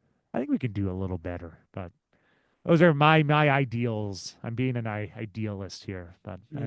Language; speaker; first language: English; native; English